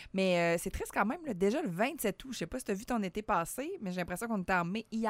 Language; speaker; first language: French; native; French